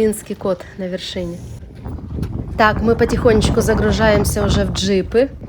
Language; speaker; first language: Russian; native; Russian